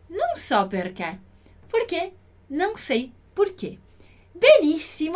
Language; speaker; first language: Italian; non-native, fluent; Portuguese